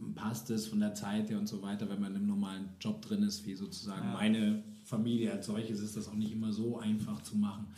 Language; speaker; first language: German; native; German